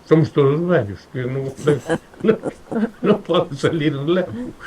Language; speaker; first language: Galician; native; Galician